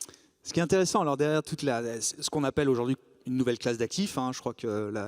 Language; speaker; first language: French; native; French